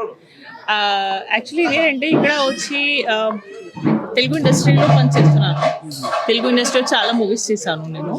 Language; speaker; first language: Telugu; non-native, local second language; Hindi